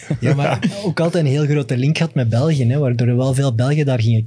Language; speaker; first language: Dutch; native; Dutch